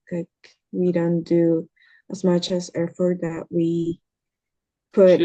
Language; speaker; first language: English; early bilingual, other home language; Spanish